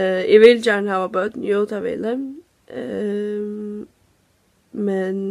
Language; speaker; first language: Norwegian; non-native, learner; Faroese